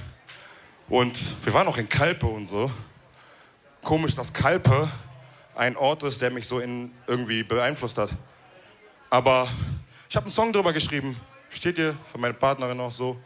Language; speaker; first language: German; early bilingual, other home language; Wolof